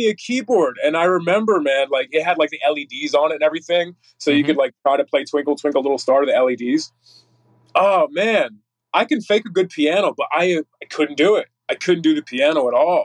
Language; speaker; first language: English; native; English